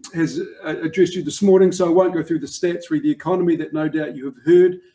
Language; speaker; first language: English; native; English